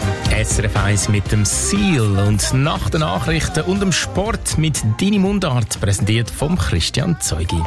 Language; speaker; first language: German; native; German